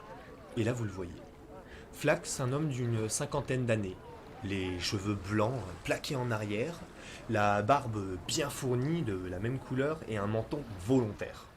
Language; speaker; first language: French; native; French